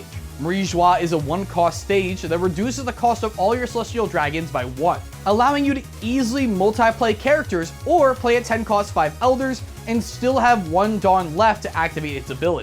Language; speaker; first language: English; native; English